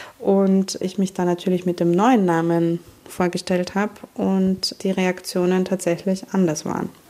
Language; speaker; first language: German; native; German